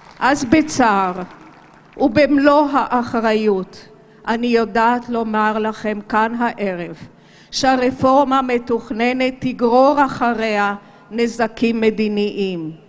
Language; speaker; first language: Hebrew; early bilingual, other home language; Romanian